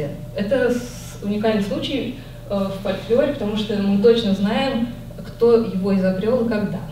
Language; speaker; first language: Russian; native; Russian